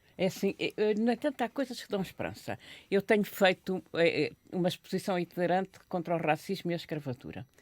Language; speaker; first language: Portuguese; native; Portuguese